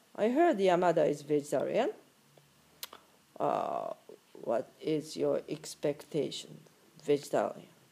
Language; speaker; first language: English; non-native, fluent; Japanese